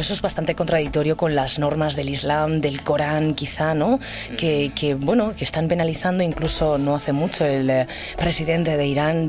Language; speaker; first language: Spanish; native; Spanish